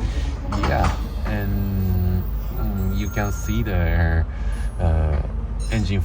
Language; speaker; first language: English; non-native, learner; Japanese